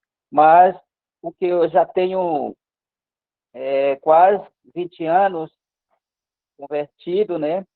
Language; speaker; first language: Portuguese; non-native, local second language; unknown